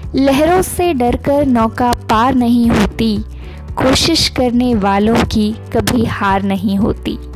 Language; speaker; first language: Hindi; native; Hindi